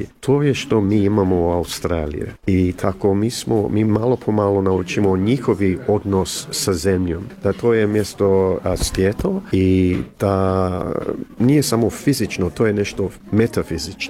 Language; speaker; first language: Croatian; early bilingual, heritage; English